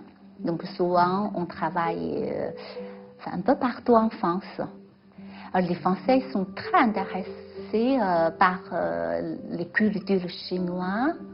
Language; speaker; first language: French; non-native, fluent; Chinese